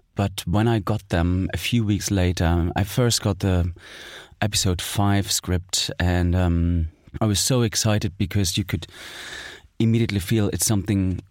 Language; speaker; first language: English; non-native, fluent; German